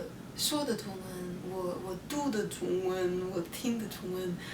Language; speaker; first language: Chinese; non-native, learner; English